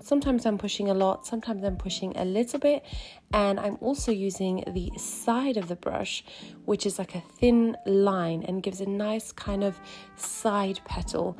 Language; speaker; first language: English; native; English